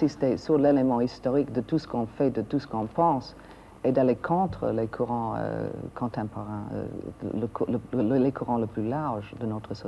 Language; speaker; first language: French; non-native, fluent; English